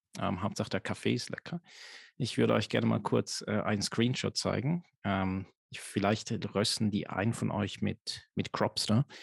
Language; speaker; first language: German; native; German